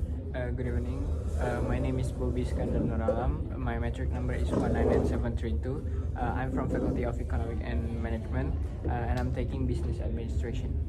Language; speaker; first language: English; non-native, local second language; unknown